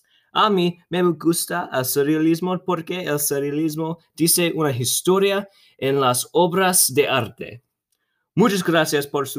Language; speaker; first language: Spanish; non-native, learner; English